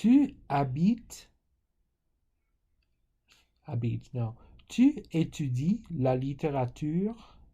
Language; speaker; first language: French; non-native, fluent; English